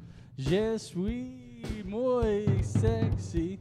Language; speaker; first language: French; non-native, learner; English